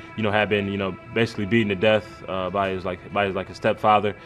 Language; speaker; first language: English; native; English